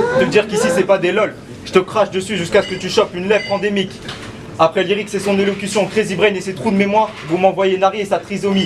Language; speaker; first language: French; early bilingual, other home language; Turkish